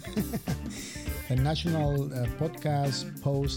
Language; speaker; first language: English; non-native, fluent; Spanish